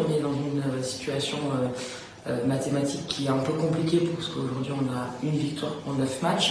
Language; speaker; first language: French; native; French